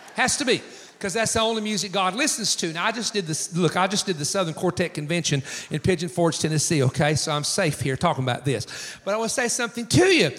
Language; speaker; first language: English; native; English